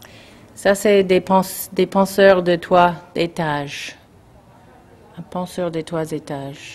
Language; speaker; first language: French; non-native, learner; English